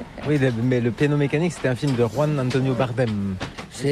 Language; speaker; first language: French; native; French